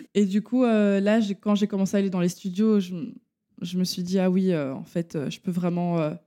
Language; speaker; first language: French; native; French